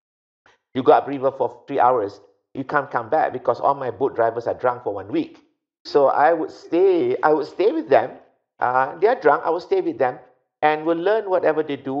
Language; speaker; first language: English; non-native, local second language; Malay